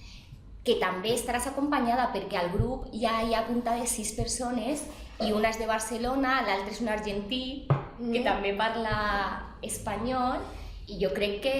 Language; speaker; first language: Catalan; non-native, local second language; Spanish